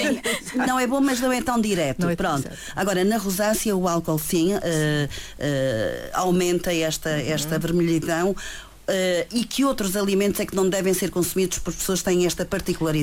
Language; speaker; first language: Portuguese; native; Portuguese